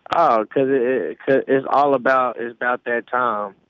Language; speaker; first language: English; native; English